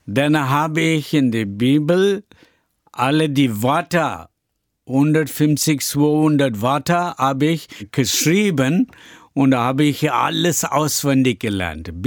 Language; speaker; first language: German; non-native, learner; Tamil